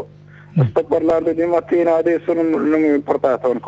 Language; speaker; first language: Italian; non-native, learner; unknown